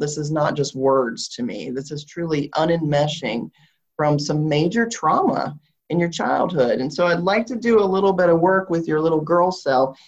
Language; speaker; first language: English; native; English